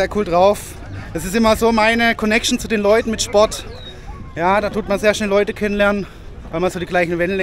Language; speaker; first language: German; native; German